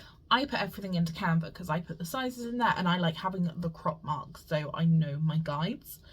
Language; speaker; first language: English; native; English